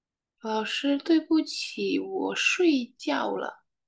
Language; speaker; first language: Chinese; non-native, learner; Indonesian